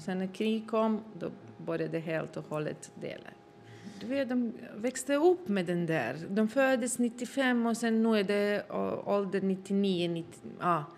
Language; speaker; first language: Swedish; non-native, fluent; Bosnian